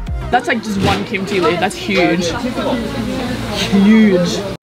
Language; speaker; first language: English; native; English